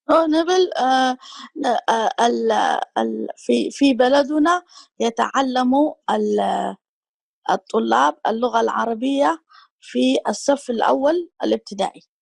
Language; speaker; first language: Arabic; non-native, learner; Tigrinya